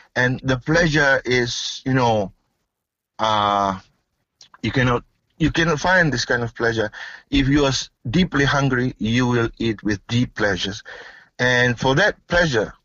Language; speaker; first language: English; non-native, local second language; Malay